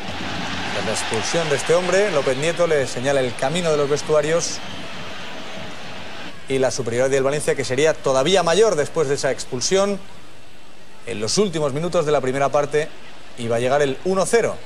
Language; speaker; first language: Spanish; native; Spanish